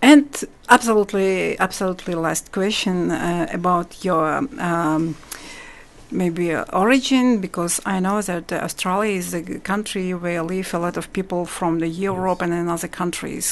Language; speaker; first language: English; non-native, learner; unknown